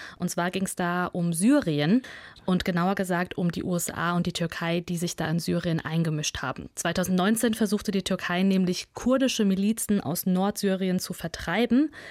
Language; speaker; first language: German; early bilingual, other home language; Russian